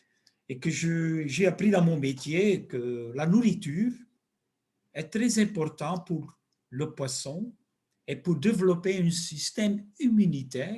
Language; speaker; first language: French; non-native, local second language; Dutch